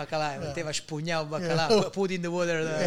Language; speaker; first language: English; non-native, learner; Italian